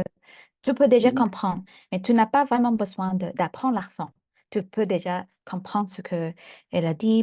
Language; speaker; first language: French; non-native, fluent; Thai